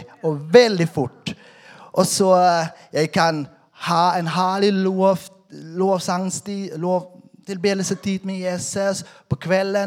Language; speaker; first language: Norwegian; non-native, fluent; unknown